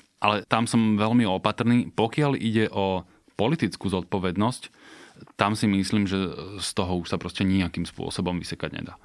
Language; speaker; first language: Slovak; native; Slovak